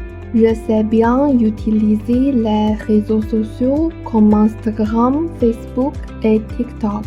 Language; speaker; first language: French; non-native, learner; Chinese